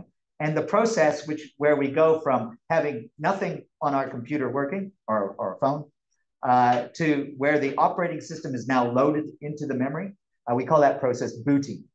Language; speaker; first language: English; native; English